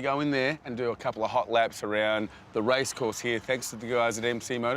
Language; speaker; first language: English; native; English